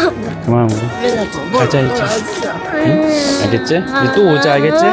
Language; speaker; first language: Korean; native; Korean